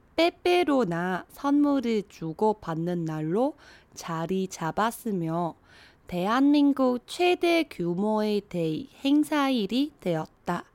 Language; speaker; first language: Korean; non-native, fluent; Chinese